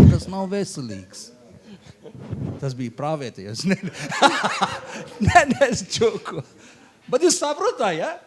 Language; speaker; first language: Latvian; non-native, learner; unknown